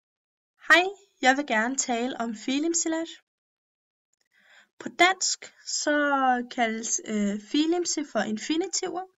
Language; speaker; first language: Danish; early bilingual, other home language; Turkish